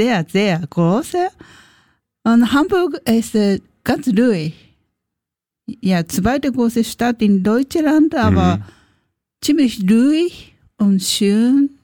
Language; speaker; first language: German; non-native, learner; Japanese